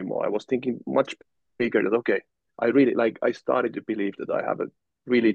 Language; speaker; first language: English; non-native, fluent; Finnish